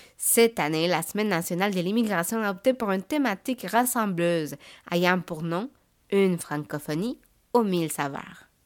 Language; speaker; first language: French; native; French